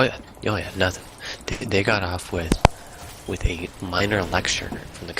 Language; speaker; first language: English; native; English